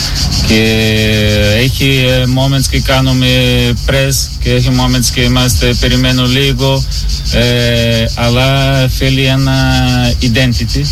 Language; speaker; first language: Greek; non-native, learner; Portuguese